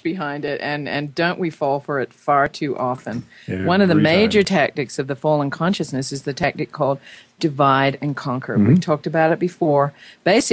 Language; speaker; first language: English; native; English